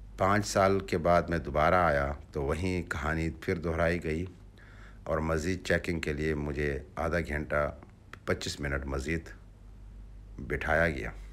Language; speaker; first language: Urdu; non-native, local second language; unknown